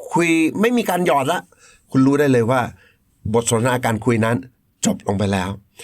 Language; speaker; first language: Thai; native; Thai